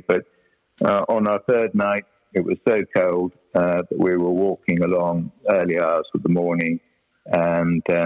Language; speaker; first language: English; native; English